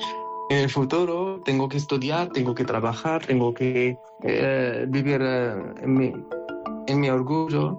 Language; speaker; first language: Spanish; non-native, learner; Arabic